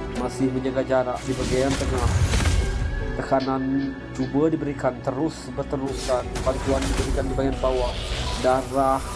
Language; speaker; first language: Malay; non-native, local second language; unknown